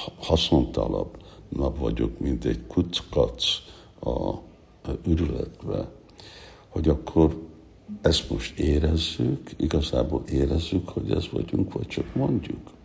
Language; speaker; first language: Hungarian; non-native, learner; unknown